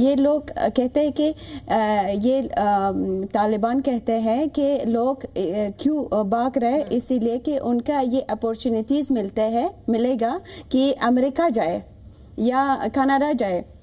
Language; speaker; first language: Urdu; non-native, fluent; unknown